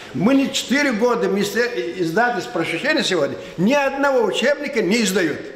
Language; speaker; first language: Russian; non-native, local second language; Lezghian